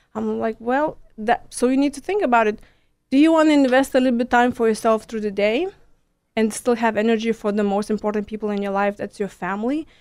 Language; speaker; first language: English; non-native, fluent; Lithuanian